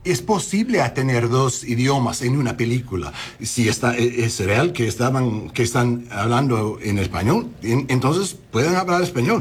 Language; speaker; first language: Spanish; early bilingual, heritage; English